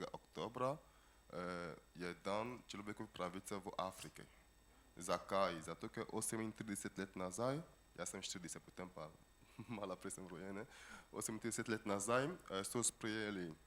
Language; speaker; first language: Slovenian; non-native, fluent; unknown